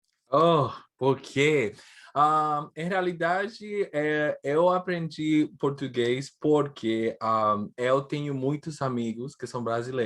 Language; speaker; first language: Portuguese; non-native, learner; English